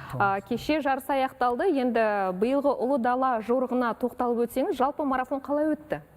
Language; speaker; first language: Kazakh; native; Kazakh